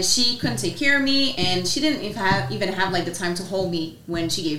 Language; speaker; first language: English; non-native, fluent; French